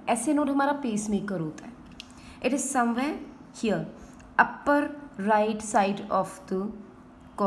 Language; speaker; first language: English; non-native, local second language; Hindi